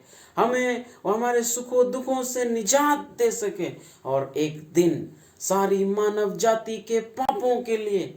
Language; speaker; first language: Hindi; native; Hindi